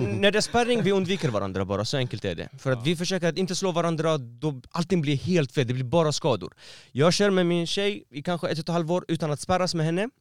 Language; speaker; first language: Swedish; non-native, fluent; Persian